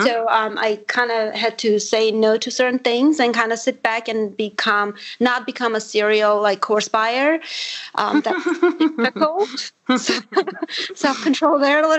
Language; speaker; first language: English; non-native, fluent; Armenian